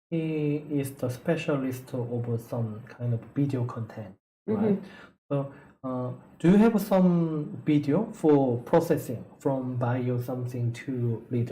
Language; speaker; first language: English; non-native, learner; Korean